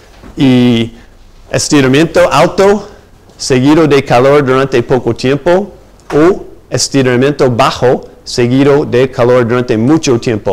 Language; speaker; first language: Spanish; non-native, fluent; English